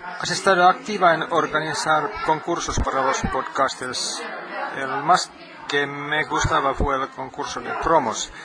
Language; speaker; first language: Spanish; non-native, fluent; Finnish